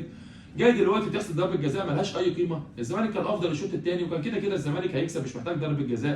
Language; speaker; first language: Arabic; native; Arabic